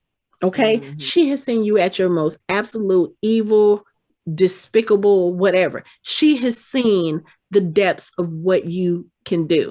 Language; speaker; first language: English; native; English